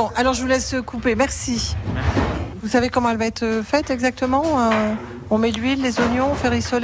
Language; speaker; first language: French; native; French